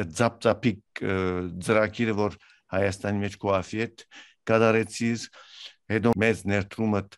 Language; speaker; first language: Armenian; early bilingual, heritage; Armenian